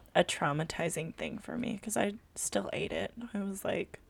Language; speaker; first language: English; early bilingual, other home language; Filipino